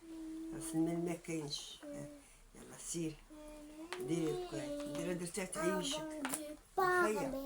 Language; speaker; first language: Arabic; native; Arabic